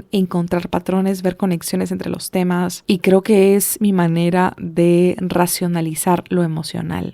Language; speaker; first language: Spanish; native; Spanish